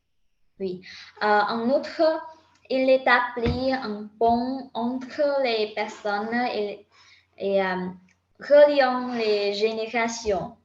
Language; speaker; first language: French; non-native, learner; Vietnamese